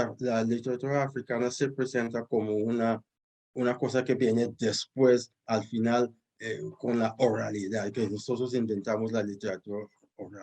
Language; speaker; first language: Spanish; non-native, fluent; English